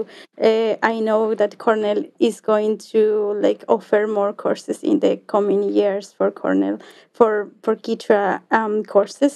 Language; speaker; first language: English; non-native, fluent; Quechua